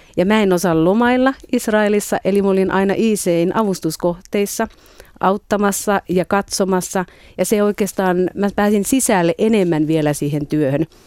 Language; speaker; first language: Finnish; native; Finnish